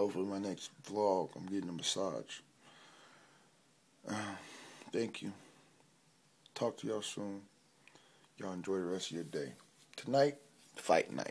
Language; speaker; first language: English; native; English